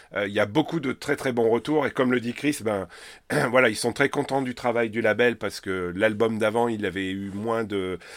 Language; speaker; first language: French; native; French